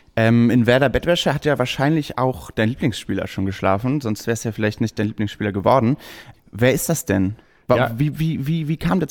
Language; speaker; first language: German; native; German